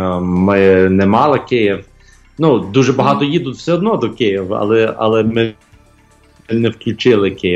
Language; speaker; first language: Ukrainian; early bilingual, heritage; Ukrainian